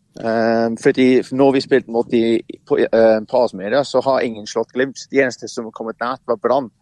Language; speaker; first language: Norwegian; non-native, fluent; English